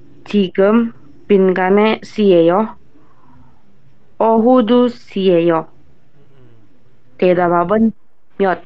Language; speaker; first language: Korean; non-native, learner; Indonesian